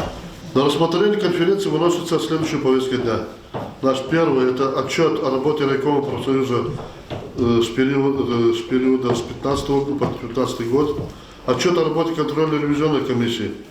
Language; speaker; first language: Russian; non-native, local second language; Lezghian